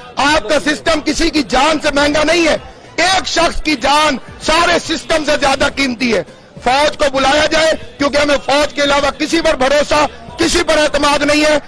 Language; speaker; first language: Urdu; non-native, local second language; Saraiki